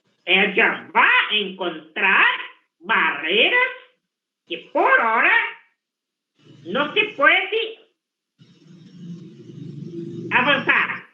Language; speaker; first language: Spanish; non-native, fluent; Portuguese